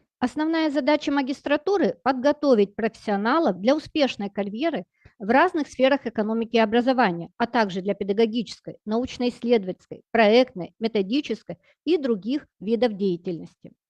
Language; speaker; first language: Russian; native; Russian